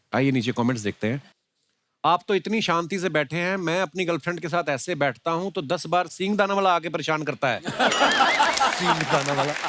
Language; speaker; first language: Hindi; native; Hindi